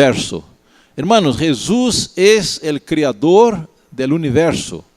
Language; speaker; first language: Spanish; non-native, learner; Portuguese